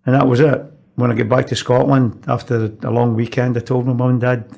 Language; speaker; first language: English; native; English